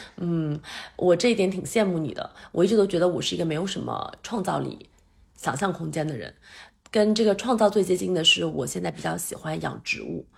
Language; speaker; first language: Chinese; native; Chinese